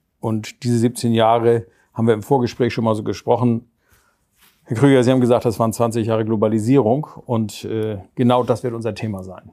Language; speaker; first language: German; native; German